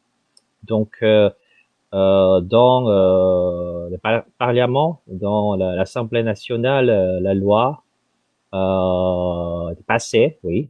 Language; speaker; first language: French; non-native, fluent; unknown